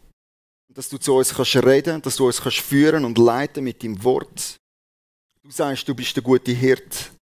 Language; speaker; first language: German; native; German